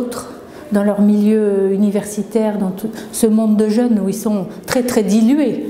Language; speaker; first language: French; native; French